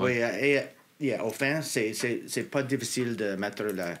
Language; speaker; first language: French; non-native, local second language; English